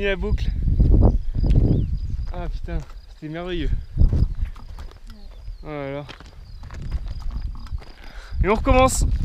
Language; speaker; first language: French; native; French